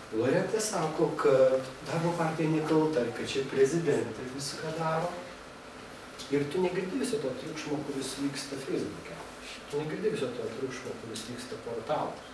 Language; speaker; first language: Lithuanian; native; Lithuanian